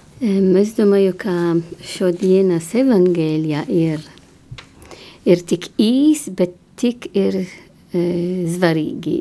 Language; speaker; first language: Latvian; non-native, learner; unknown